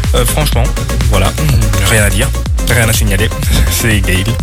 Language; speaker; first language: French; non-native, fluent; Portuguese